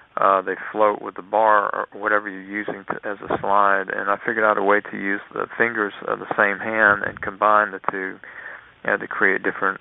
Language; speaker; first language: English; native; English